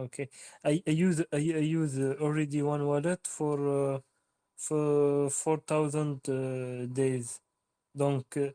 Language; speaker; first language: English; non-native, learner; French